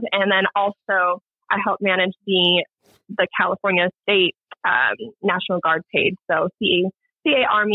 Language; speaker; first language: English; native; English